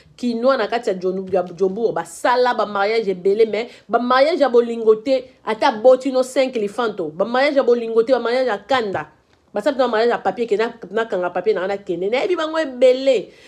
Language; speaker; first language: Lingala; native; Lingala